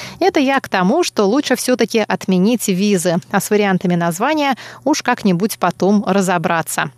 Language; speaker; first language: Russian; non-native, fluent; Chinese